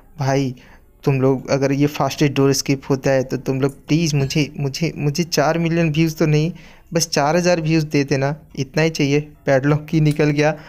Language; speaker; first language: Hindi; native; Hindi